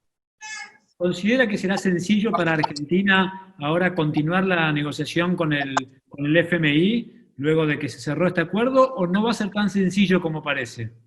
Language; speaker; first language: Spanish; native; Spanish